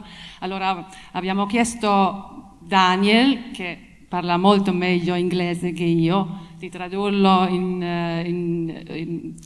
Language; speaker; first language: Italian; non-native, fluent; German